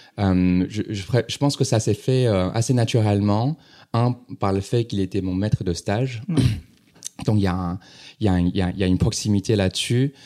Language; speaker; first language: French; non-native, fluent; Cantonese